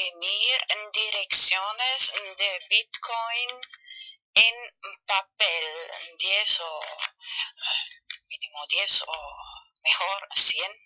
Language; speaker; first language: Spanish; non-native, fluent; German